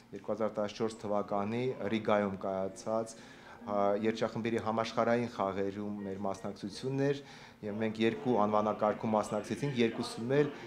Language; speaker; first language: Armenian; native; Armenian